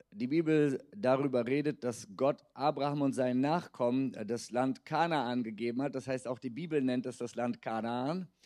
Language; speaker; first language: German; native; German